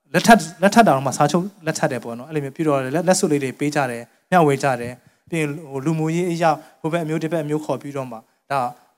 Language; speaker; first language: Burmese; non-native, local second language; Tedim Chin